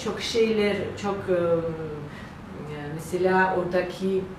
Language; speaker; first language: Turkish; non-native, learner; Georgian